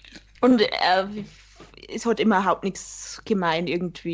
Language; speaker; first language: German; native; German